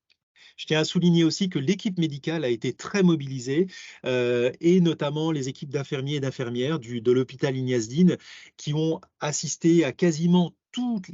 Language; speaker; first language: French; native; French